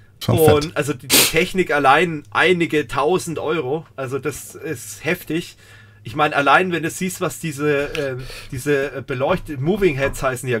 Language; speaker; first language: German; native; German